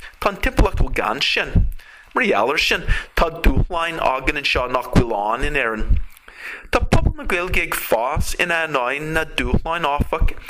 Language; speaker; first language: Irish; non-native, fluent; English